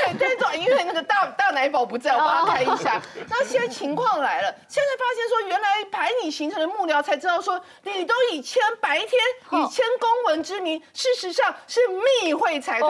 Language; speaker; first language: Chinese; native; Chinese